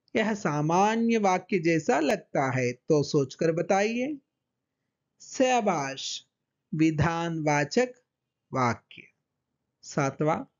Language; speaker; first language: Hindi; non-native, local second language; Telugu